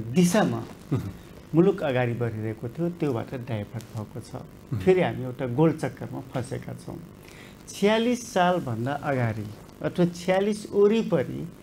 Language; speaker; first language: Nepali; non-native, local second language; Rana Tharu